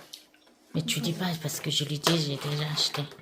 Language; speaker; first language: French; non-native, learner; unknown